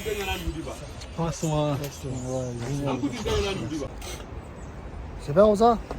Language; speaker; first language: French; non-native, learner; Tibetan